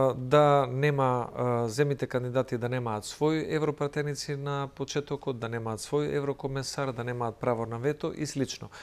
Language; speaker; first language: Macedonian; native; Macedonian